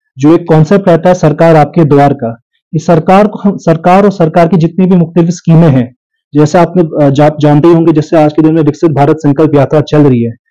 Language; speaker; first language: Hindi; non-native, local second language; Sherpa